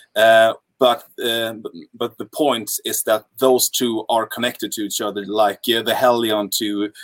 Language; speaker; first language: English; non-native, fluent; Swedish